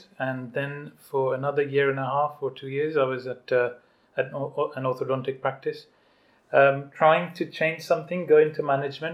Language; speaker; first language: English; non-native, local second language; Urdu